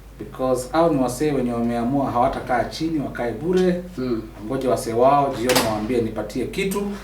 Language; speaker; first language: Swahili; non-native, local second language; Kamba